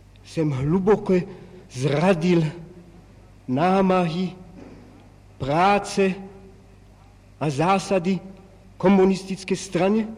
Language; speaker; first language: Czech; non-native, fluent; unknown